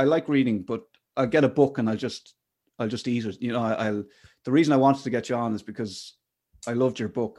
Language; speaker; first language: English; native; English